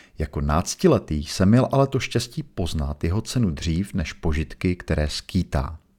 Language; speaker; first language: Czech; native; Czech